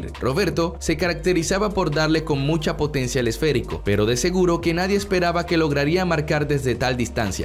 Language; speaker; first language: Spanish; native; Spanish